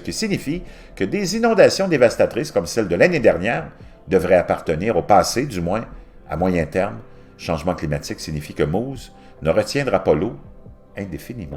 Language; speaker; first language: French; native; French